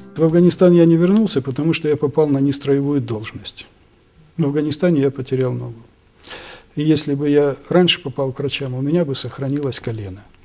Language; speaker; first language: Russian; native; Russian